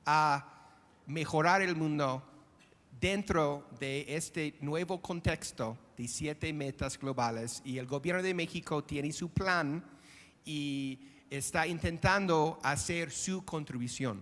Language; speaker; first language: Spanish; non-native, fluent; English